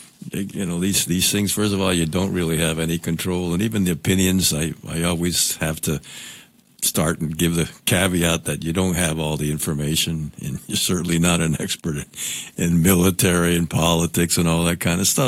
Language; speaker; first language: English; non-native, local second language; Spanish